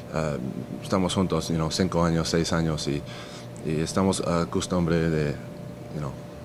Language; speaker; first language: Spanish; non-native, learner; English